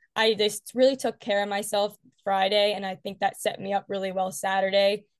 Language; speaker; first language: English; native; English